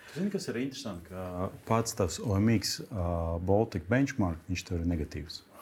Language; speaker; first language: Latvian; non-native, local second language; Russian